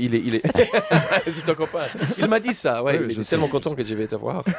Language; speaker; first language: French; non-native, learner; English